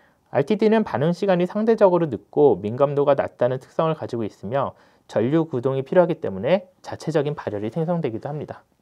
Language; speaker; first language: Korean; native; Korean